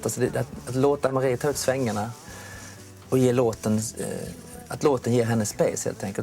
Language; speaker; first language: Swedish; native; Swedish